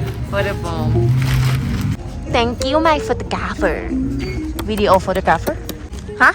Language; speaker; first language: English; non-native, learner; Thai